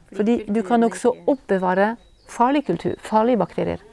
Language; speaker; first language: Norwegian; non-native, fluent; French